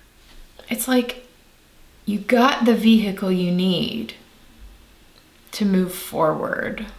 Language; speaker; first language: English; native; English